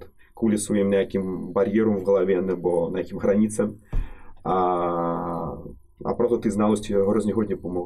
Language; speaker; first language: Czech; non-native, fluent; Russian